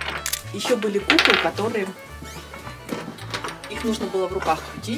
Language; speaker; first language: Russian; native; Russian